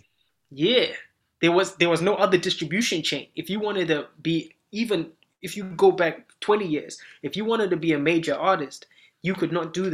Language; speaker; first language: English; non-native, local second language; Shona